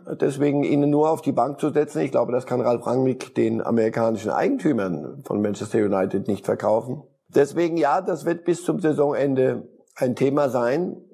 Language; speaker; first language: German; early bilingual, other home language; Polish